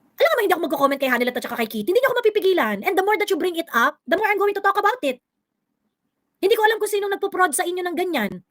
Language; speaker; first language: Filipino; native; Filipino